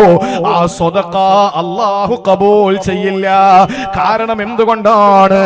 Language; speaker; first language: Malayalam; native; Malayalam